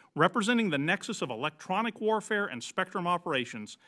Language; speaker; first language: English; native; English